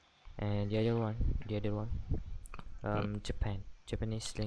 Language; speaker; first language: English; non-native, learner; Malay